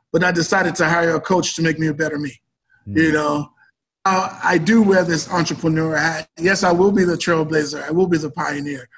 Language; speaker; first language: English; native; English